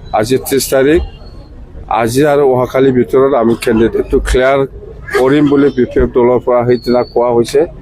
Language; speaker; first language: Assamese; non-native, local second language; Bodo